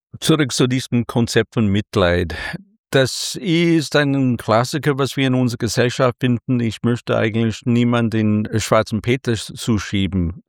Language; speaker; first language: German; non-native, fluent; English